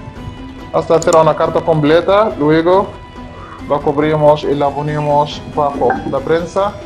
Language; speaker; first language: Spanish; non-native, fluent; Arabic